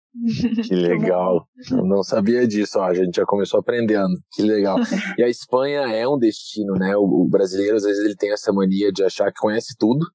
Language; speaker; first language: Portuguese; native; Portuguese